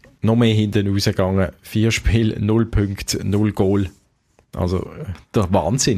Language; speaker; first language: German; native; German